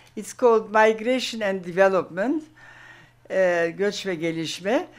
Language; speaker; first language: English; non-native, fluent; German